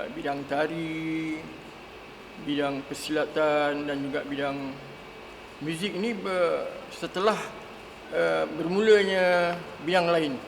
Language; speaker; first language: Malay; native; Malay